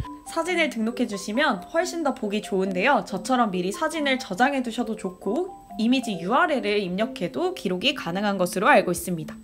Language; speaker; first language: Korean; native; Korean